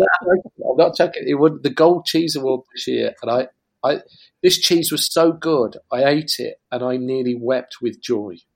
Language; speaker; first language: English; native; English